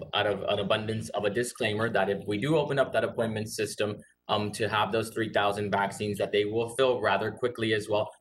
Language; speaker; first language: English; early bilingual, other home language; Spanish